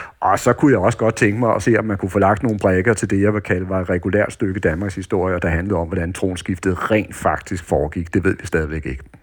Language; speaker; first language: Danish; native; Danish